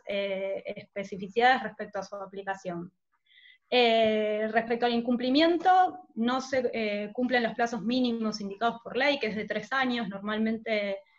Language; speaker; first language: Spanish; native; Spanish